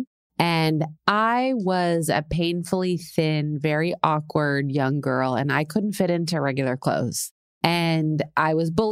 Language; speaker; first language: English; native; English